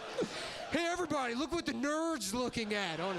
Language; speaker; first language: English; native; English